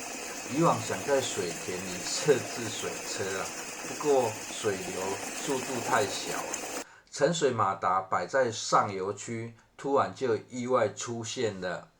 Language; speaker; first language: Chinese; native; Chinese